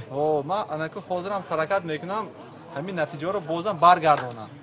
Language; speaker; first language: Tajik; non-native, local second language; Russian